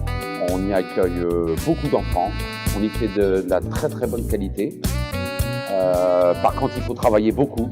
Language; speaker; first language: French; native; French